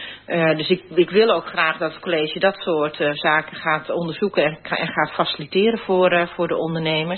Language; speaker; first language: Dutch; native; Dutch